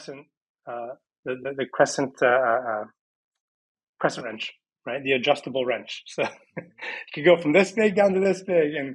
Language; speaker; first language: English; early bilingual, other home language; Persian